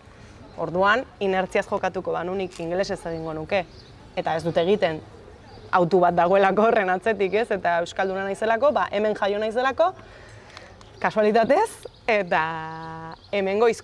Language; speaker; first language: Basque; native; Basque